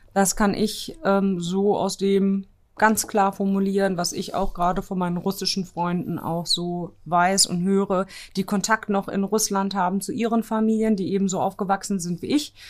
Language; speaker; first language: German; early bilingual, other home language; Polish